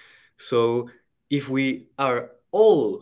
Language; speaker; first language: English; non-native, fluent; Spanish